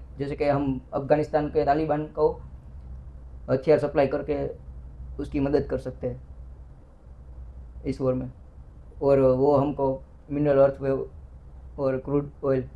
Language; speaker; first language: Hindi; non-native, local second language; Gujarati